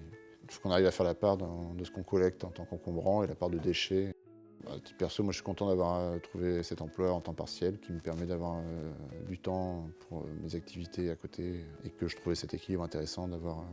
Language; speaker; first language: French; native; French